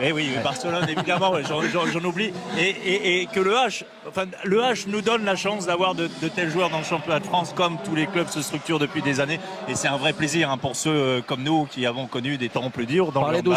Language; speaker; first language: French; native; French